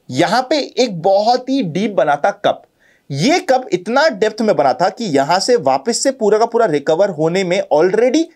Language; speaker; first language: Hindi; native; Hindi